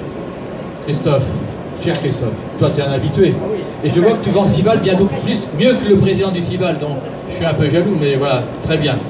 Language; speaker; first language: French; native; French